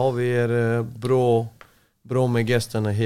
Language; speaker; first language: Swedish; non-native, fluent; Serbian